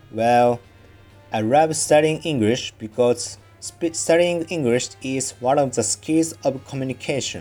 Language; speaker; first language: English; non-native, learner; Japanese